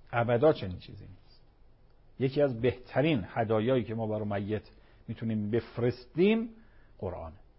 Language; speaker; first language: Persian; native; Persian